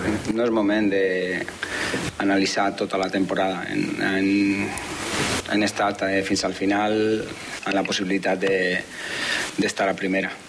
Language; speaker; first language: Catalan; non-native, fluent; Spanish